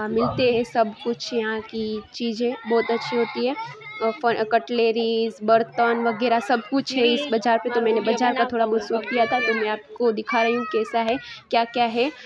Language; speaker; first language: Hindi; non-native, local second language; Gujarati